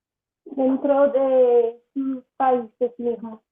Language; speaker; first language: Spanish; non-native, learner; Portuguese